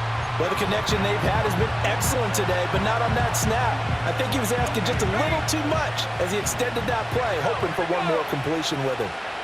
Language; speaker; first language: English; native; English